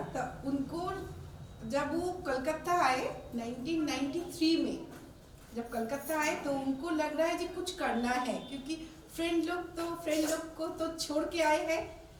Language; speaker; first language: Hindi; non-native, local second language; Bangla